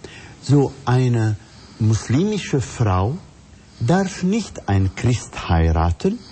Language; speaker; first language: German; non-native, fluent; Arabic